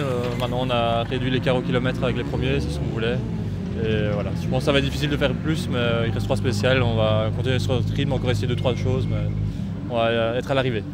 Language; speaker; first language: French; native; French